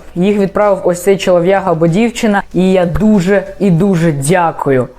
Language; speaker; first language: Ukrainian; non-native, local second language; Russian